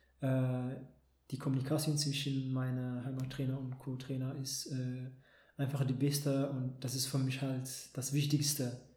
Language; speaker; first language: German; non-native, fluent; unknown